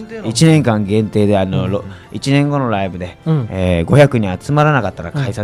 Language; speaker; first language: Japanese; native; Japanese